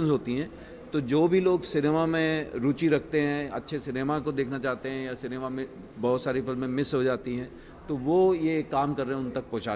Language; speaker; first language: Hindi; native; Hindi